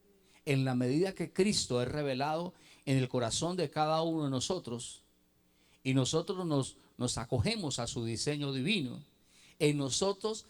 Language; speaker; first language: Spanish; native; Spanish